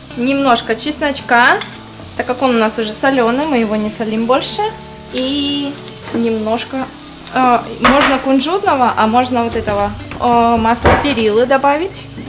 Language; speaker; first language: Russian; native; Russian